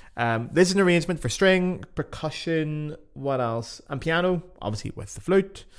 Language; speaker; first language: English; native; English